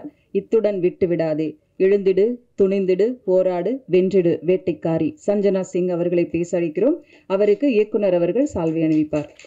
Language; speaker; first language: Tamil; native; Tamil